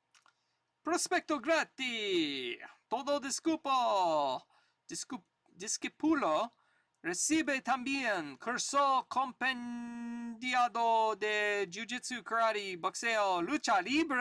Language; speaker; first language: Spanish; non-native, learner; English